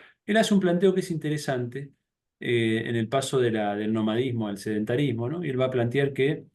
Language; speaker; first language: Spanish; native; Spanish